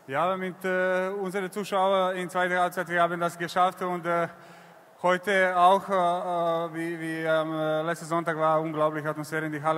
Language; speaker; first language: German; non-native, learner; Serbian